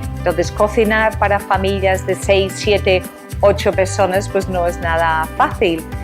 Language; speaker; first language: Spanish; non-native, fluent; English